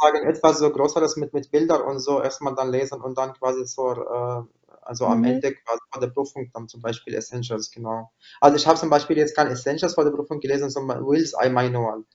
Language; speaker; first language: German; non-native, fluent; Arabic